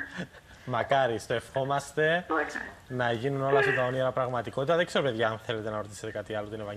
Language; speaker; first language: Greek; native; Greek